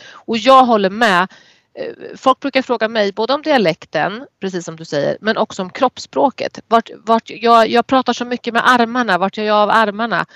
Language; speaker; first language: Swedish; native; Swedish